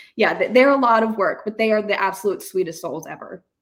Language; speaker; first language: English; native; English